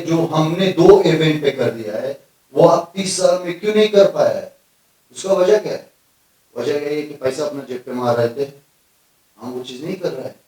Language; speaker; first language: Hindi; non-native, fluent; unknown